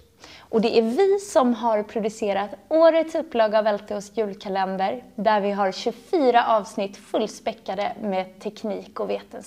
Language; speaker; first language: Swedish; native; Swedish